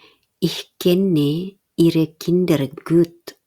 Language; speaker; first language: German; non-native, fluent; Indonesian